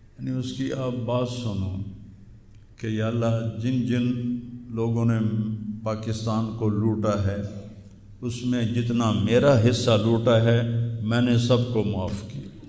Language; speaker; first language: Urdu; non-native, local second language; Punjabi